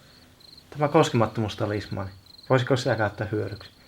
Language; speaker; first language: Finnish; native; Finnish